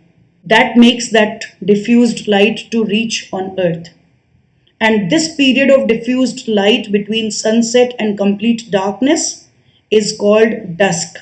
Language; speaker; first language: English; non-native, local second language; Hindi